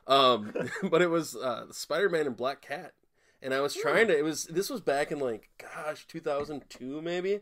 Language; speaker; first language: English; native; English